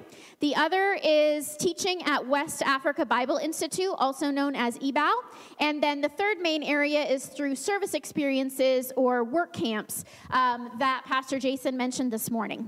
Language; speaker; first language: English; native; English